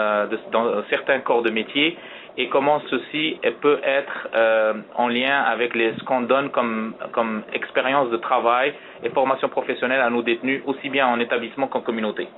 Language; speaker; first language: French; native; French